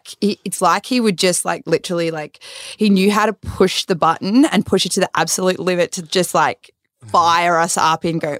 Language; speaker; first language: English; native; English